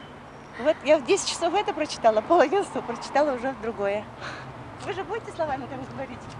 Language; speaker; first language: Russian; native; Russian